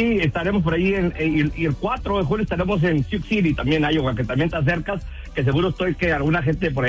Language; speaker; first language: Spanish; native; Spanish